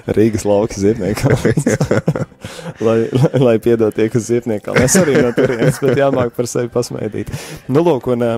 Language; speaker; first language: Latvian; native; Latvian